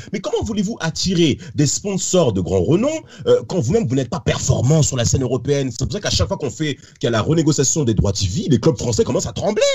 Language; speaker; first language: French; native; French